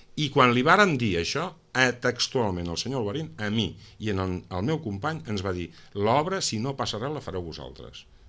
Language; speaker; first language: Catalan; non-native, local second language; Spanish